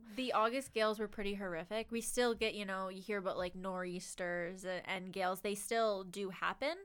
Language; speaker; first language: English; native; English